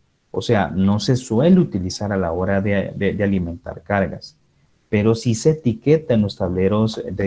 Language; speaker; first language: Spanish; native; Spanish